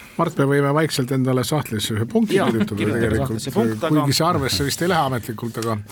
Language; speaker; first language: Estonian; native; Estonian